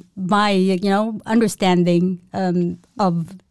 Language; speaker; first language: English; non-native, local second language; Cebuano